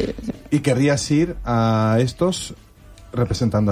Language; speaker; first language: Spanish; native; Spanish